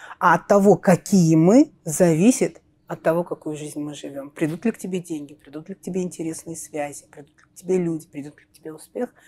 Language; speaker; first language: Russian; native; Russian